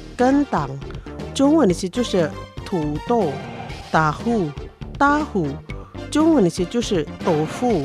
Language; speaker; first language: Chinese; non-native, fluent; Indonesian